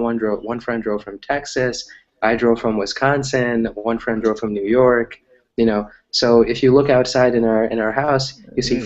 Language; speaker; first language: English; early bilingual, other home language; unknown